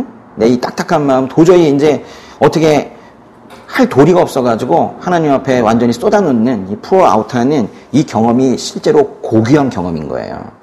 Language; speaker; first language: Korean; native; Korean